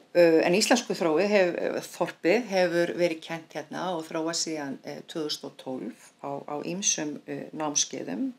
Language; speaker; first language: Icelandic; native; Icelandic